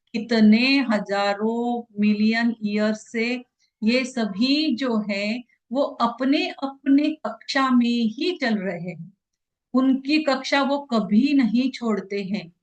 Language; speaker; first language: Hindi; non-native, local second language; Marathi